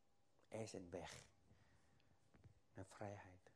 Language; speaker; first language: Dutch; non-native, fluent; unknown